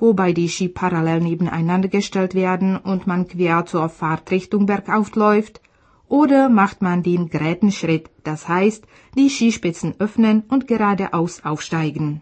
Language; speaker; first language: German; native; German